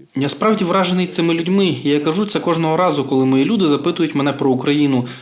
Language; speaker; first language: Ukrainian; non-native, fluent; Bulgarian